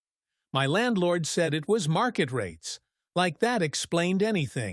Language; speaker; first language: English; native; English